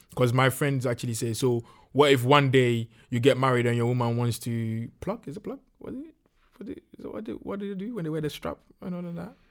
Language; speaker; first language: English; non-native, local second language; Akan